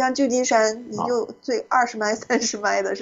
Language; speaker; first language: Chinese; native; Chinese